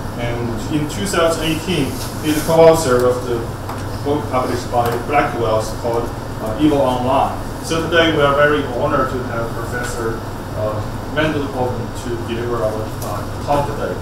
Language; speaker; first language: English; non-native, fluent; Chinese